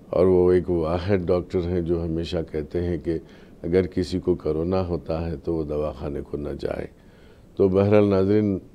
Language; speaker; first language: Urdu; native; Urdu